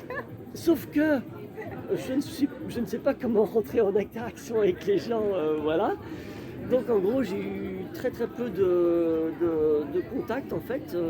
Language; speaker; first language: French; native; French